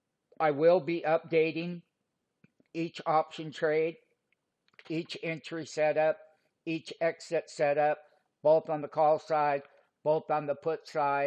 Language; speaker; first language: English; native; English